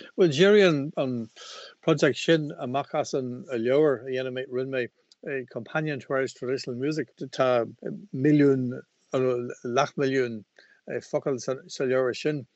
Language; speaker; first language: Irish; non-native, local second language; English